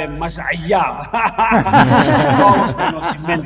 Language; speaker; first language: Spanish; non-native, learner; Tibetan